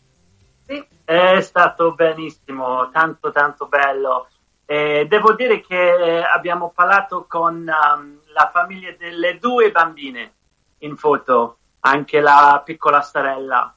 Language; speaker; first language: Italian; non-native, learner; English